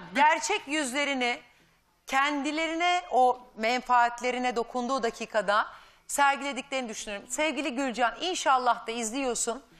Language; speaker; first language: Turkish; native; Turkish